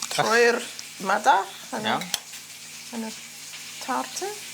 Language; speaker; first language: Welsh; non-native, learner; English